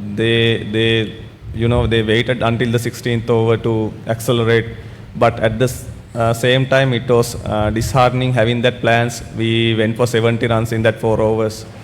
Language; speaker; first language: English; non-native, local second language; Sinhala